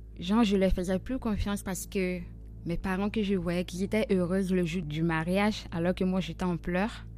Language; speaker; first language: French; non-native, local second language; Soninke